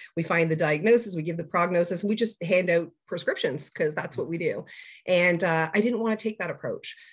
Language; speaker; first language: English; native; English